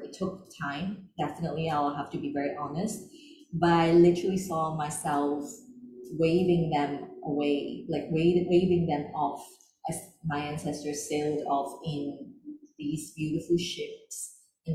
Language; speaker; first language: English; non-native, local second language; Chinese